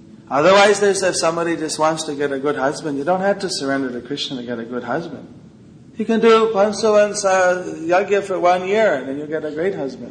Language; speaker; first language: English; native; English